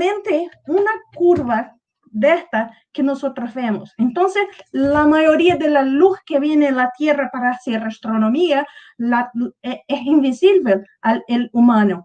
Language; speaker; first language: Spanish; non-native, learner; Portuguese